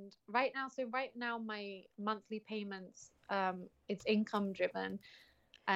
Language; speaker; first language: English; native; English